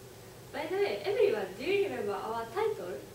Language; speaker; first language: English; non-native, learner; Japanese